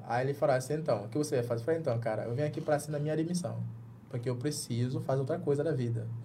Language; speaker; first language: Portuguese; non-native, fluent; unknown